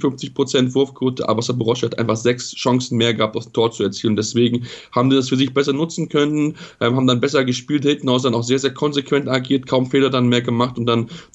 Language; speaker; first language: German; native; German